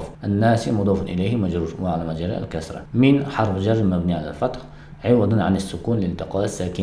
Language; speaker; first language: Arabic; non-native, fluent; Kazakh